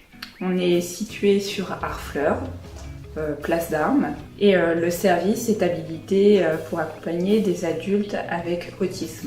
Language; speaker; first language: French; native; French